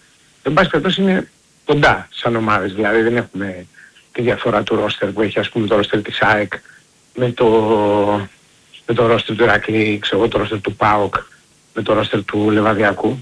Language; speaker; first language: Greek; native; Greek